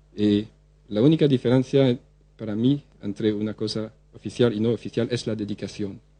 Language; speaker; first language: Spanish; non-native, fluent; French